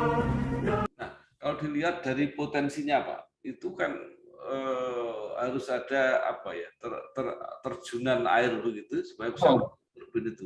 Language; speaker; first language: Indonesian; native; Indonesian